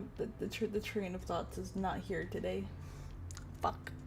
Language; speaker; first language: English; native; English